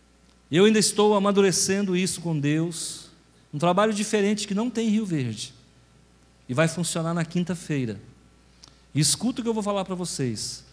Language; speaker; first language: Portuguese; native; Portuguese